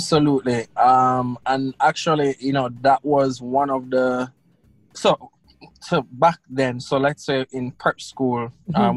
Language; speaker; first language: English; non-native, local second language; Krio